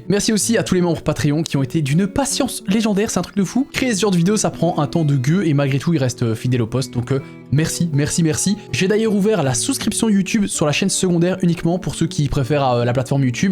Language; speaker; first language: French; native; French